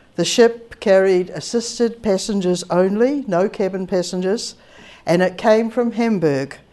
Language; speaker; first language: English; native; English